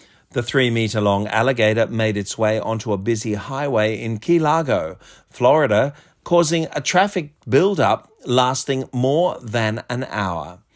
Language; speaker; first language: English; native; English